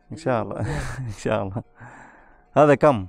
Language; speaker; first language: Arabic; non-native, learner; Bangla